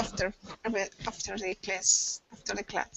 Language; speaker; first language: English; non-native, learner; Spanish